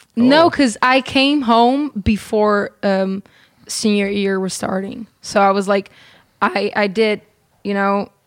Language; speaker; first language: English; non-native, fluent; Italian